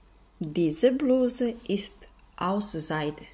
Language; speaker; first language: German; non-native, fluent; Serbian